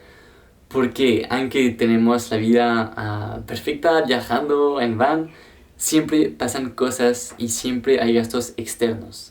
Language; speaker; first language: Spanish; non-native, fluent; French